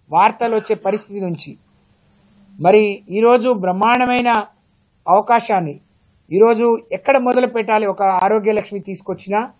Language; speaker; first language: Telugu; non-native, local second language; Lambadi